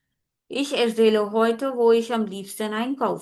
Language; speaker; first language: German; non-native, fluent; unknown